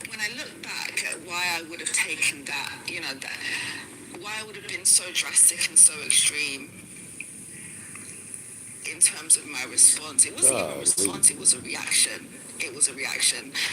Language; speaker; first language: English; native; English